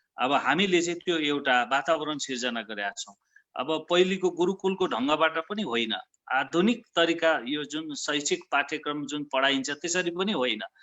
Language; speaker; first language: Nepali; native; Nepali